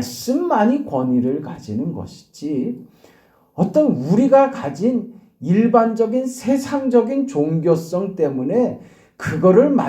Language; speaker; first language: Korean; native; Korean